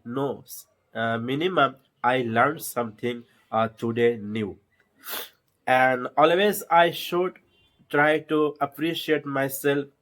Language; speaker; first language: English; non-native, learner; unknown